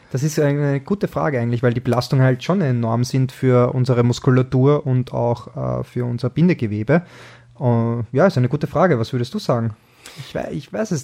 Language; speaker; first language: German; native; German